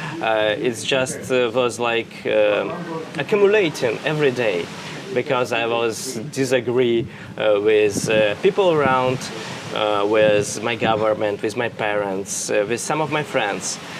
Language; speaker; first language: English; non-native, fluent; Russian